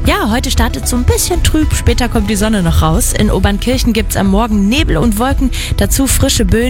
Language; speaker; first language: German; native; German